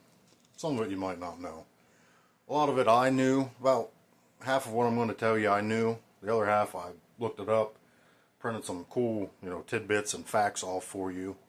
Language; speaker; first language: English; native; English